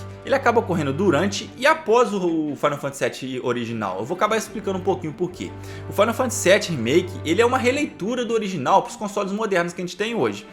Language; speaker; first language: Portuguese; native; Portuguese